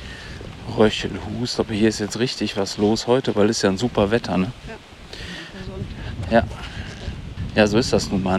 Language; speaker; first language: German; native; German